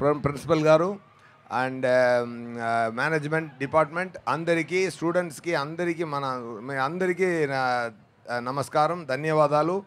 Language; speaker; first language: Telugu; non-native, learner; Tamil